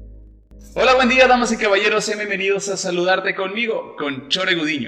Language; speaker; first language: Spanish; native; Spanish